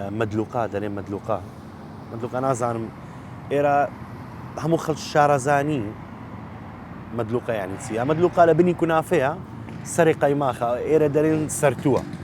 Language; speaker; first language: Central Kurdish; non-native, local second language; Arabic